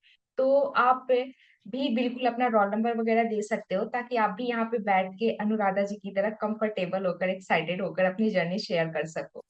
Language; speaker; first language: Hindi; native; Hindi